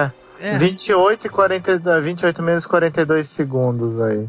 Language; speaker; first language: Portuguese; native; Portuguese